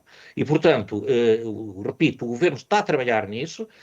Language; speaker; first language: Portuguese; native; Portuguese